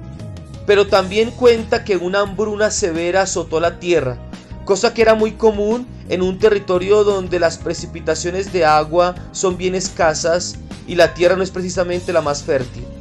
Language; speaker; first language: Spanish; native; Spanish